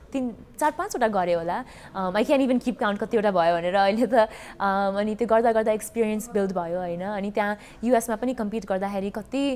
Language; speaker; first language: Nepali; early bilingual, heritage; Nepali